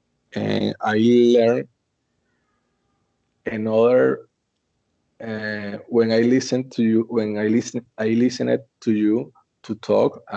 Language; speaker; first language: English; non-native, learner; Spanish